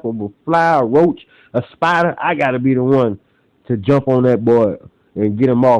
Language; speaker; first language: English; native; English